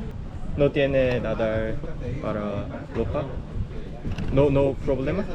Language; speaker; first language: Spanish; non-native, learner; Korean